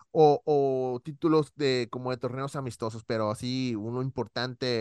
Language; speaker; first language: Spanish; native; Spanish